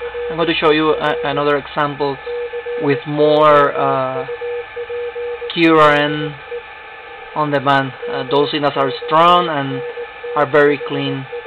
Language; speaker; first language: English; non-native, fluent; Spanish